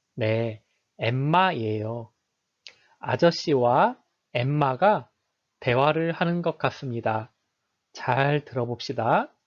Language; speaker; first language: Korean; native; Korean